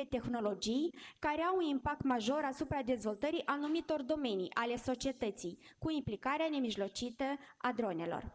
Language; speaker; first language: Romanian; native; Romanian